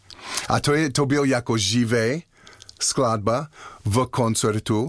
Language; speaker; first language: Czech; non-native, learner; English